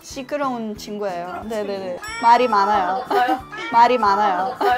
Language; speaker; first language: Korean; non-native, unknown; German